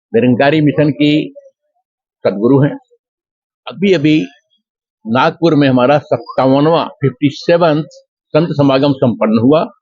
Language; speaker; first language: Hindi; native; Hindi